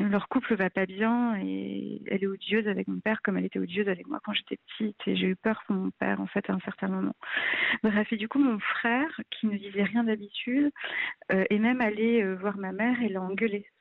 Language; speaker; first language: French; native; French